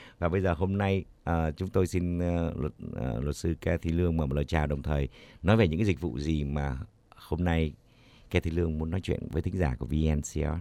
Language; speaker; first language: Vietnamese; native; Vietnamese